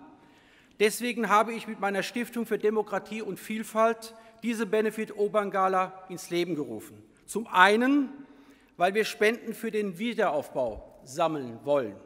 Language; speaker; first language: German; native; German